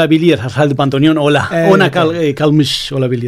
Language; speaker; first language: Turkish; non-native, fluent; Spanish